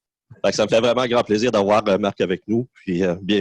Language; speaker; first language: French; native; French